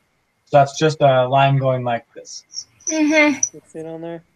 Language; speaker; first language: English; native; English